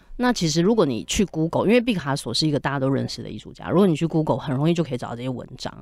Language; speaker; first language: Chinese; native; Chinese